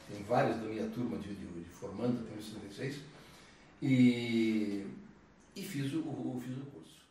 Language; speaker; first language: Portuguese; early bilingual, other home language; Italian